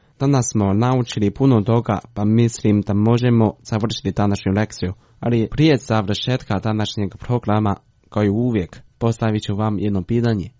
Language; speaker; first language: Croatian; non-native, fluent; Chinese